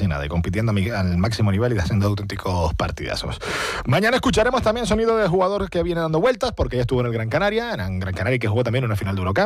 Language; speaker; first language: Spanish; native; Spanish